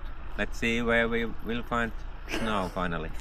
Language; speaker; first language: English; non-native, learner; Finnish